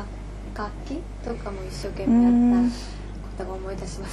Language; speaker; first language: Japanese; non-native, fluent; Korean